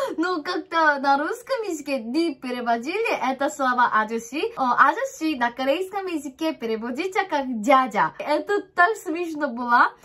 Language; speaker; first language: Russian; non-native, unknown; Korean